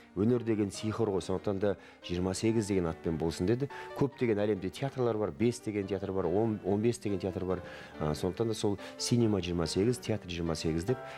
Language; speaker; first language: Kazakh; native; Kazakh